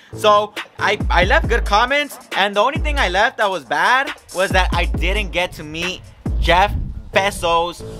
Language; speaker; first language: English; early bilingual, other home language; Spanish